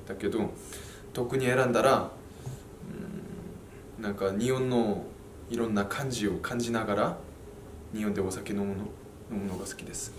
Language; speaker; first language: Japanese; non-native, fluent; Korean